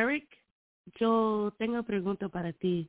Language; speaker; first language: Spanish; non-native, learner; English